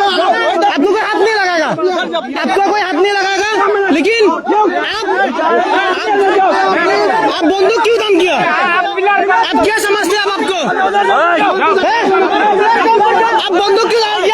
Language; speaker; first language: Hindi; non-native, learner; Bangla